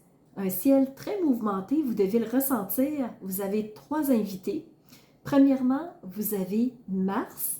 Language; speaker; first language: French; native; French